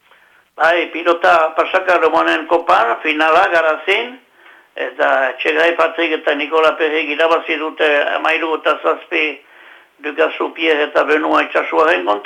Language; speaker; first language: Basque; native; Basque